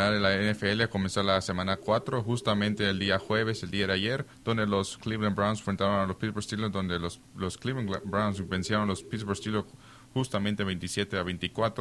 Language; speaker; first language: Spanish; early bilingual, heritage; Spanish